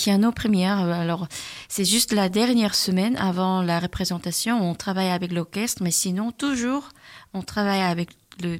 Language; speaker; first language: French; non-native, learner; Korean